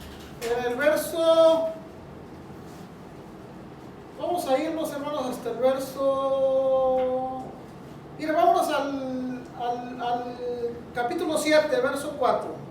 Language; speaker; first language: Spanish; native; Spanish